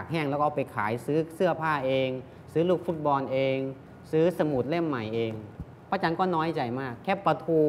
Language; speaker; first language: Thai; native; Thai